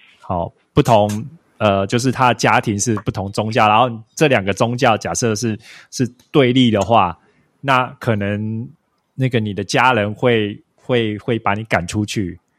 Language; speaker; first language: Chinese; native; Chinese